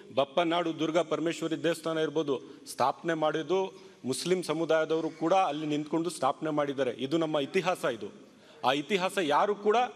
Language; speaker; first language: Kannada; non-native, local second language; Urdu